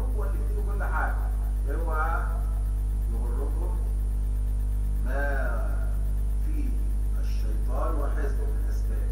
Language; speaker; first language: Arabic; native; Arabic